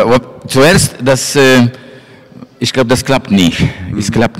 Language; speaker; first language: German; non-native, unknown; Russian